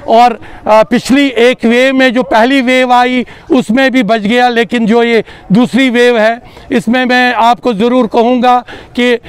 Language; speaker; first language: Hindi; non-native, local second language; Kashmiri